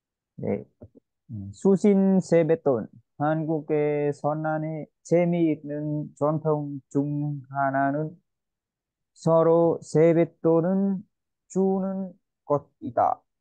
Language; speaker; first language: Korean; non-native, learner; Vietnamese